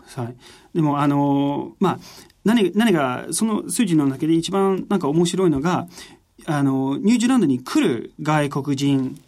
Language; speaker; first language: Japanese; non-native, fluent; English